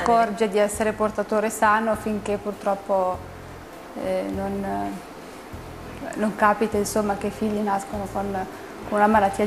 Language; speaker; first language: Italian; native; Italian